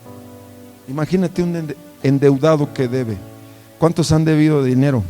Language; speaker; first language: Spanish; native; Spanish